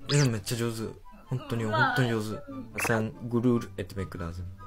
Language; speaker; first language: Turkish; non-native, learner; Japanese